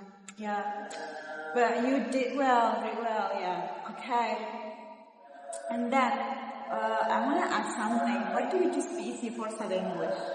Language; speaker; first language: English; non-native, learner; Indonesian